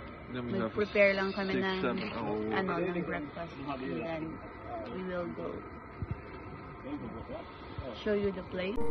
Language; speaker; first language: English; non-native, local second language; Filipino